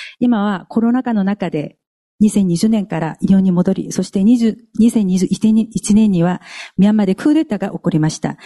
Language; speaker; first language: Japanese; non-native, fluent; Korean